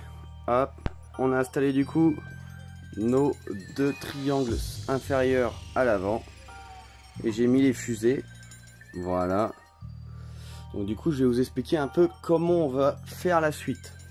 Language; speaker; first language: French; native; French